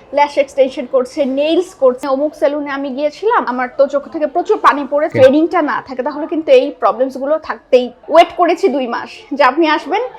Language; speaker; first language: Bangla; native; Bangla